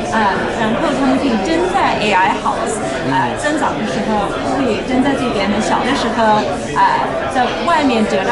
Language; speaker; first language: Chinese; early bilingual, heritage; Chinese